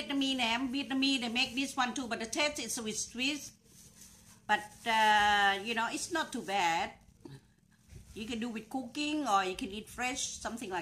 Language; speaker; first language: English; non-native, learner; Thai